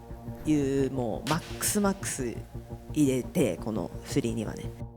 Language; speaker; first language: Japanese; native; Japanese